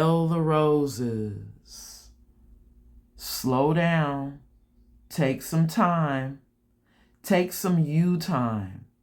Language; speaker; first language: English; native; English